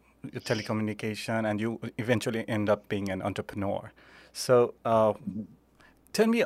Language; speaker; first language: English; non-native, local second language; Nepali